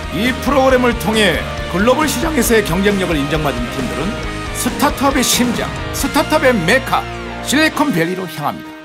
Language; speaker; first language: Korean; native; Korean